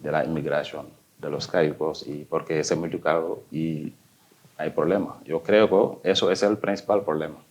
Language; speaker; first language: Spanish; non-native, fluent; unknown